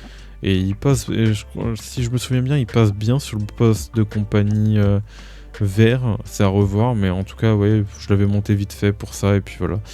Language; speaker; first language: French; native; French